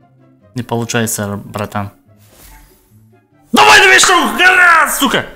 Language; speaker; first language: Russian; non-native, local second language; Uzbek